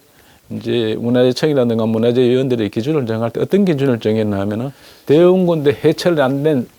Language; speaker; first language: Korean; native; Korean